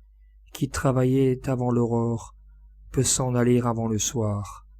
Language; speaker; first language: French; native; French